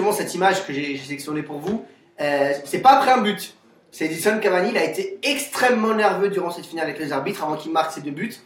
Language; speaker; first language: French; native; French